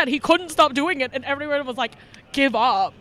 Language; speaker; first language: English; non-native, local second language; Cantonese